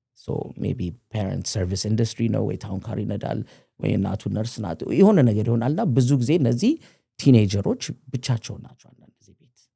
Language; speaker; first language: Amharic; native; Amharic